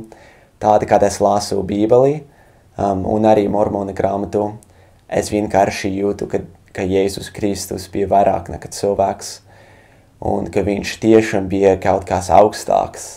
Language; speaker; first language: Latvian; non-native, fluent; English